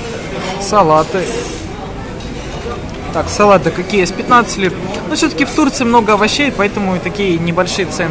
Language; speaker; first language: Russian; native; Russian